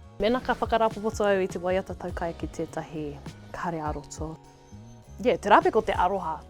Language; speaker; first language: Māori; non-native, local second language; English